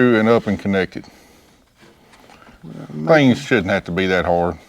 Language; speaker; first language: English; native; English